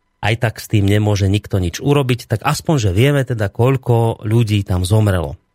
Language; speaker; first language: Slovak; native; Slovak